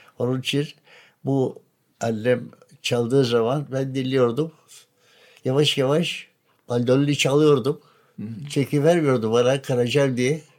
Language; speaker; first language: Turkish; non-native, local second language; Greek